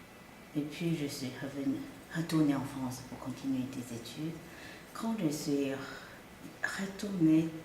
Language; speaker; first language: French; non-native, fluent; Chinese